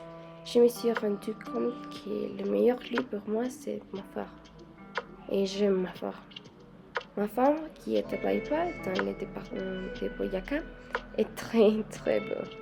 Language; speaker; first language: French; non-native, learner; Spanish